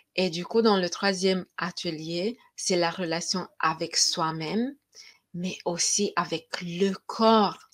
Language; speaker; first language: French; non-native, fluent; Romanian